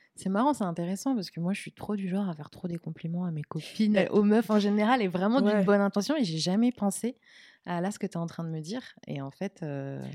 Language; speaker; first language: French; native; French